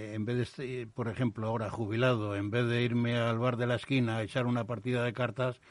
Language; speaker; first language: Spanish; native; Spanish